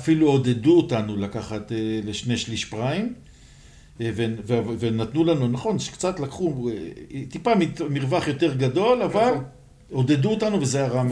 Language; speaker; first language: Hebrew; native; Hebrew